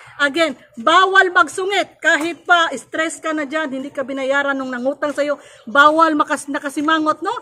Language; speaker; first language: Filipino; non-native, local second language; Cebuano